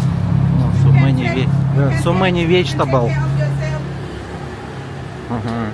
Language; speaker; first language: English; non-native, learner; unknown